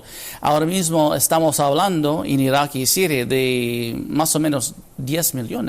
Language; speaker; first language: Spanish; non-native, fluent; English